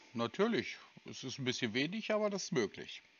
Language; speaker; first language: German; native; German